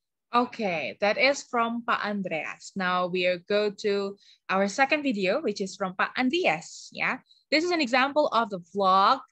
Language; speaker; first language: English; non-native, fluent; Indonesian